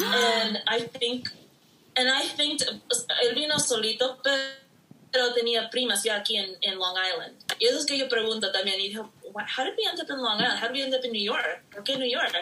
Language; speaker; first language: Spanish; early bilingual, heritage; Spanish